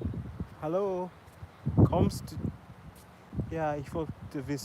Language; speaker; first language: German; non-native, learner; English